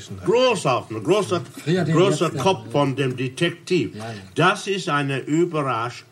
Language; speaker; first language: German; non-native, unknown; English